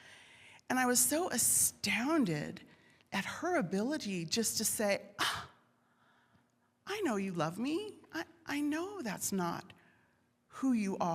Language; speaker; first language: English; native; English